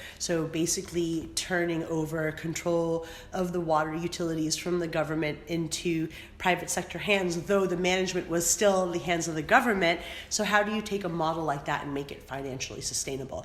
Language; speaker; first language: English; early bilingual, other home language; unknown